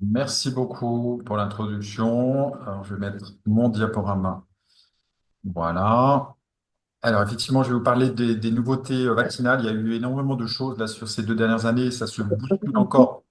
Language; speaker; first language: French; native; French